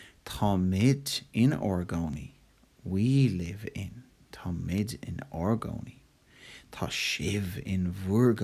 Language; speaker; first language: Irish; non-native, local second language; English